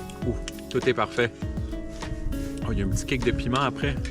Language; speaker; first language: French; native; French